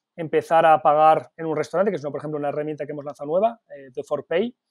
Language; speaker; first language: Spanish; early bilingual, heritage; Spanish